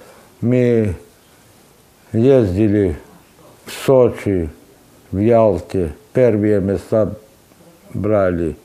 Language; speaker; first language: Russian; non-native, local second language; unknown